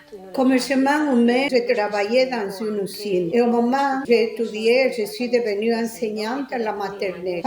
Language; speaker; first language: French; non-native, fluent; Italian